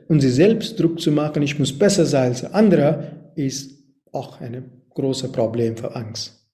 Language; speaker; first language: German; non-native, learner; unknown